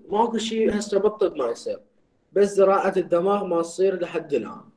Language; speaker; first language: Arabic; native; Arabic